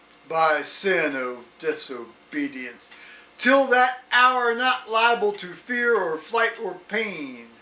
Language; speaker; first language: English; native; English